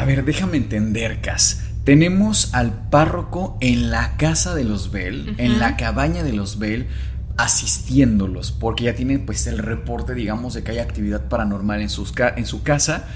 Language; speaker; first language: Spanish; native; Spanish